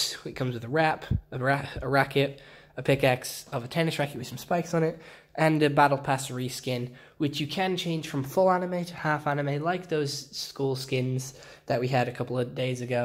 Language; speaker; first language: English; native; English